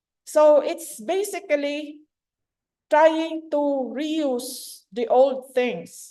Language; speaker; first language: English; non-native, fluent; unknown